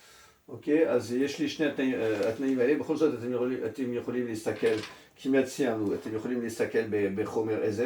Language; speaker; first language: Hebrew; non-native, fluent; French